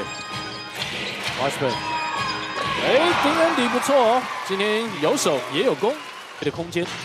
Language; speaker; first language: Chinese; native; Chinese